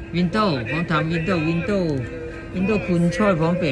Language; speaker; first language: Thai; non-native, learner; Chinese